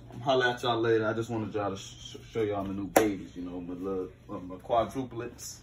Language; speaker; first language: English; native; English